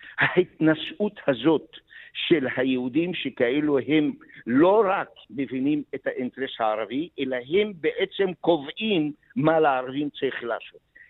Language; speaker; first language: Hebrew; non-native, local second language; Arabic